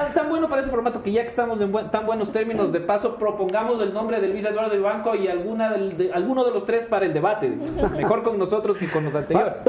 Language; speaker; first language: Spanish; native; Spanish